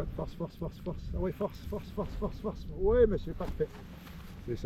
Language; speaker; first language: French; native; French